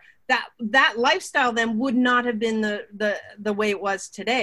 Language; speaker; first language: English; native; English